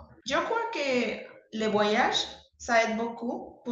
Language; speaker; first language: French; non-native, learner; Spanish